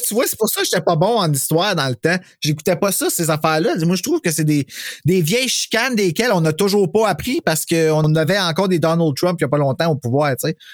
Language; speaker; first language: French; native; French